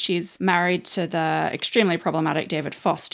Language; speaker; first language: English; native; English